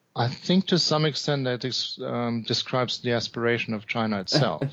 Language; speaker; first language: English; non-native, fluent; German